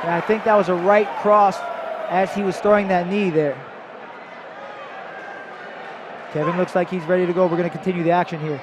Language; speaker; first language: English; native; English